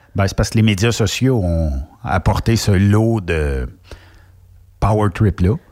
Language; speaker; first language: French; native; French